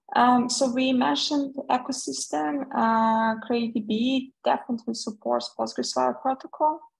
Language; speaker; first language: English; non-native, fluent; Serbian